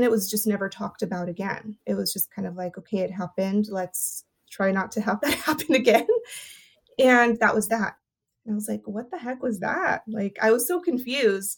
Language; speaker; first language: English; early bilingual, other home language; Spanish